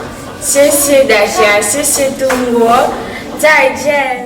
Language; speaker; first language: Chinese; non-native, learner; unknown